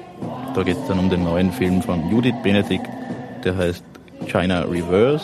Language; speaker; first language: German; native; German